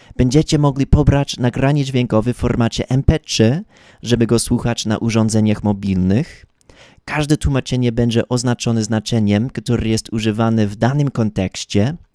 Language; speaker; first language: Polish; non-native, fluent; English